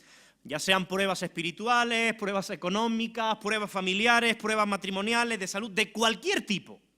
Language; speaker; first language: Spanish; native; Spanish